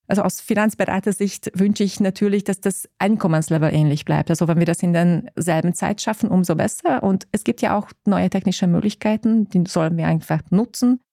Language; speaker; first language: German; non-native, fluent; Hungarian